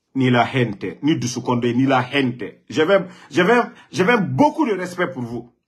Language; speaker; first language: French; non-native, local second language; Mandingo